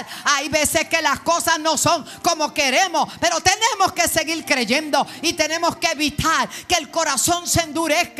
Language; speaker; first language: Spanish; native; Spanish